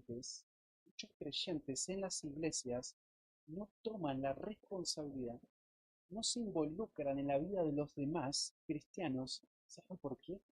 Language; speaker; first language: Spanish; native; Spanish